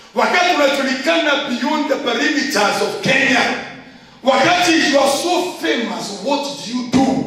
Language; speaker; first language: English; non-native, local second language; Swahili